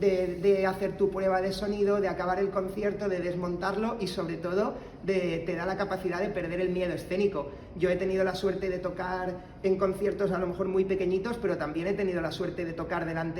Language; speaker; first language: Spanish; native; Spanish